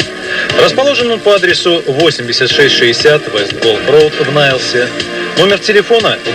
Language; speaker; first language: Russian; native; Russian